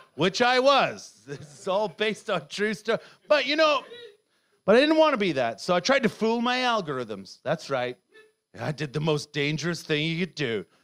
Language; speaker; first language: English; native; English